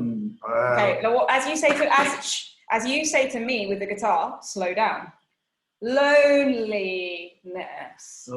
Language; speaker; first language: English; non-native, fluent; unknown